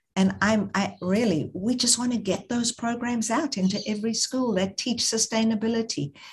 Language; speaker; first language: English; native; English